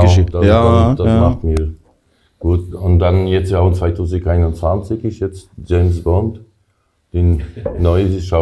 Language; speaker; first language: German; non-native, learner; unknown